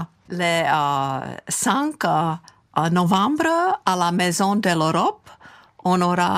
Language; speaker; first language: French; non-native, fluent; Czech